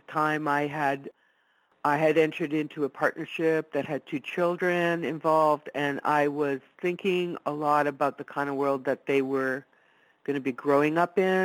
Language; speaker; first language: English; non-native, fluent; Italian